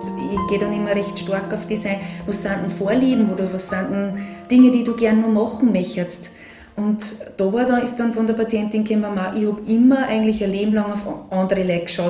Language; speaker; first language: German; native; German